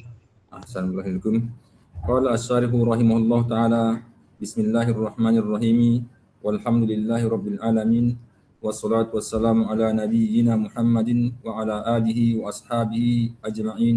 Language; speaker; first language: Arabic; non-native, learner; Indonesian